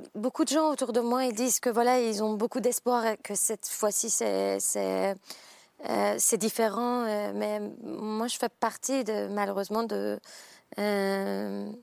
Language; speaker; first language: French; non-native, fluent; Persian